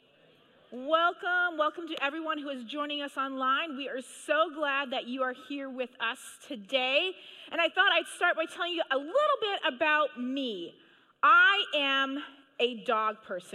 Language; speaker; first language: English; native; English